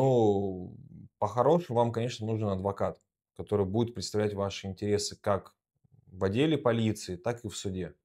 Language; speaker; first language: Russian; native; Russian